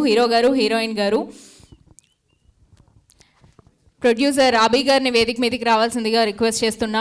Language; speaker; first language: Telugu; native; Telugu